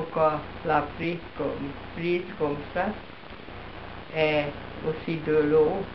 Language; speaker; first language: French; non-native, fluent; Hungarian